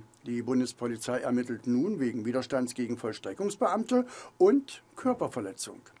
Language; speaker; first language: German; native; German